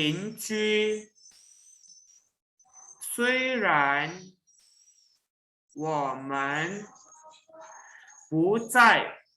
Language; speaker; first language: Chinese; non-native, local second language; Indonesian